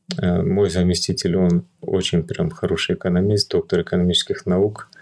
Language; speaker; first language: Russian; early bilingual, other home language; Armenian